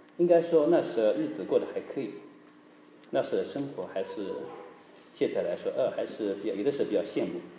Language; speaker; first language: Chinese; native; Chinese